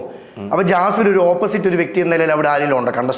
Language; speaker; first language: Malayalam; native; Malayalam